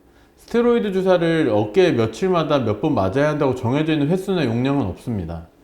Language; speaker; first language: Korean; native; Korean